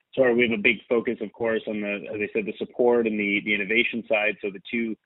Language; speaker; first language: English; native; English